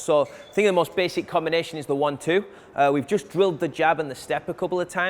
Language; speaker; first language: English; native; English